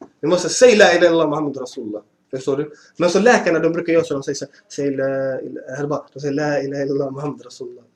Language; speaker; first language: Swedish; early bilingual, other home language; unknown